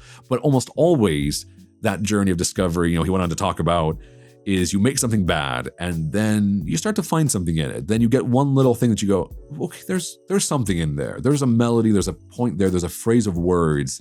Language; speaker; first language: English; native; English